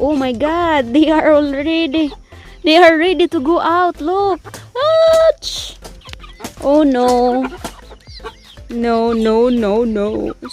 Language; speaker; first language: English; non-native, local second language; Filipino